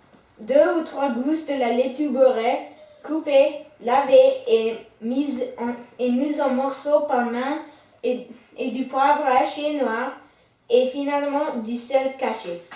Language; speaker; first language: French; non-native, learner; English